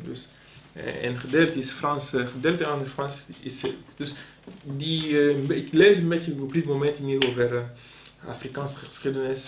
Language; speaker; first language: Dutch; non-native, local second language; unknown